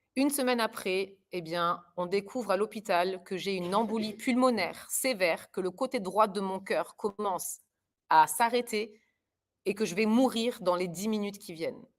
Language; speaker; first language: French; early bilingual, other home language; German